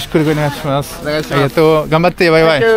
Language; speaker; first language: Japanese; non-native, learner; French